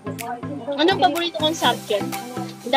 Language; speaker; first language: Filipino; native; Filipino